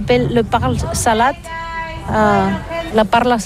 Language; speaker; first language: French; non-native, learner; Catalan